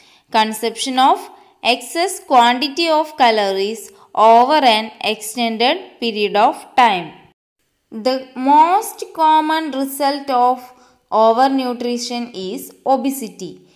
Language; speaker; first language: English; non-native, local second language; Malayalam